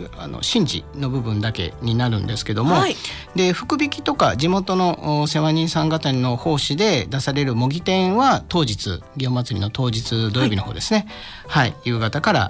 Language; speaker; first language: Japanese; native; Japanese